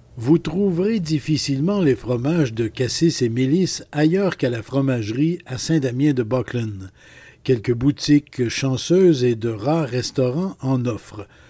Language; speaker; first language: French; native; French